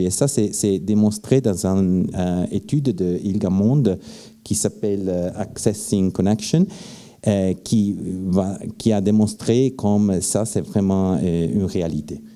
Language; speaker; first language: French; non-native, fluent; Italian